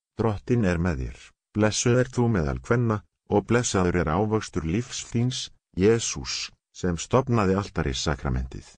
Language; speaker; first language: Icelandic; non-native, learner; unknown